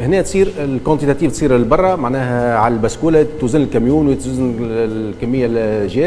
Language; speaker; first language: Arabic; native; Arabic